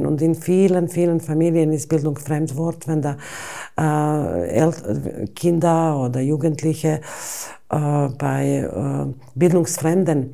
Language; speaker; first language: German; non-native, fluent; Bosnian